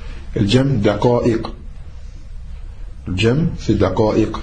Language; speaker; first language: Arabic; non-native, fluent; French